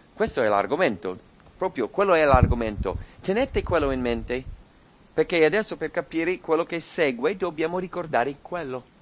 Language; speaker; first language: Italian; non-native, fluent; English